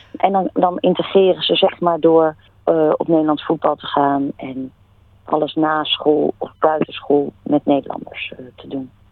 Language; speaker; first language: Dutch; native; Dutch